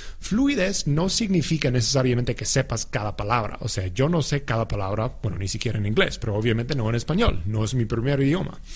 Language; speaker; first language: Spanish; non-native, fluent; English